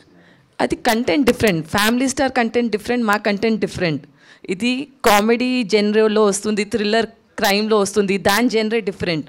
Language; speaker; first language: Telugu; non-native, local second language; Hindi